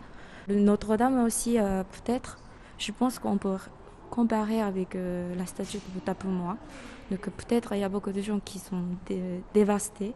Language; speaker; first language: French; non-native, fluent; Japanese